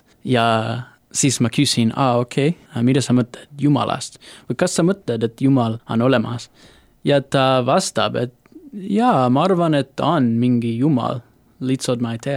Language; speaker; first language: Estonian; non-native, learner; English